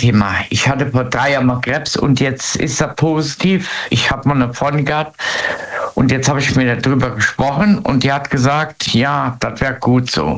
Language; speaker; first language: German; native; German